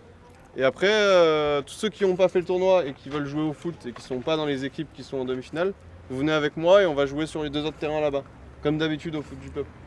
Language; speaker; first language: French; native; French